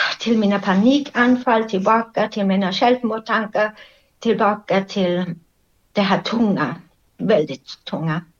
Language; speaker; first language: Swedish; non-native, fluent; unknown